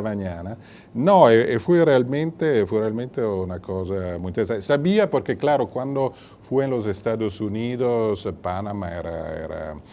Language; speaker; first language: Spanish; non-native, fluent; Italian